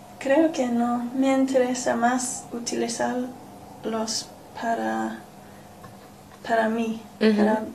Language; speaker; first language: Spanish; non-native, learner; English